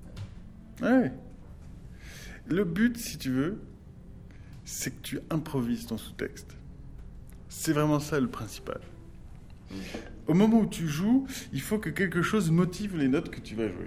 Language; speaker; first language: French; native; French